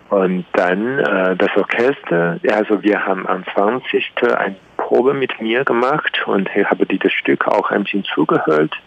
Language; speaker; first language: German; non-native, learner; Chinese